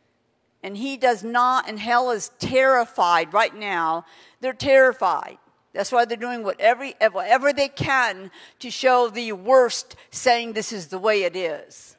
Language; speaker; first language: English; native; English